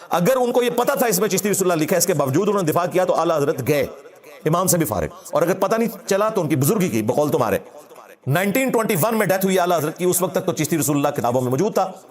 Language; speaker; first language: Urdu; non-native, local second language; Punjabi